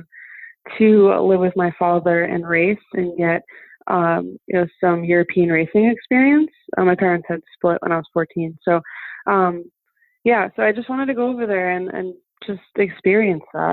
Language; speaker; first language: English; early bilingual, other home language; German